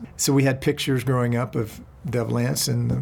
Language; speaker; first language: English; native; English